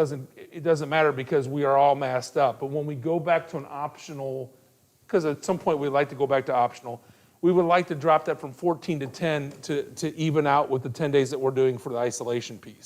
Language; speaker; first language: English; native; English